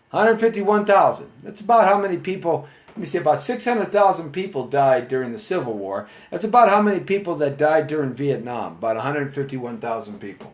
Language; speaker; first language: English; native; English